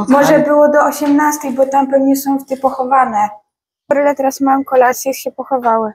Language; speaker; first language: Polish; native; Polish